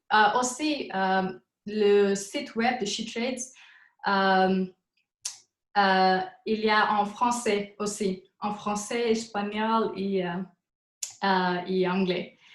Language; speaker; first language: French; non-native, learner; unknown